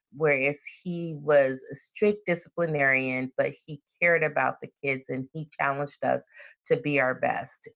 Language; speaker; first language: English; native; English